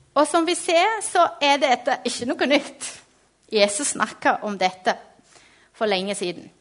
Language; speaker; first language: Norwegian; non-native, fluent; Portuguese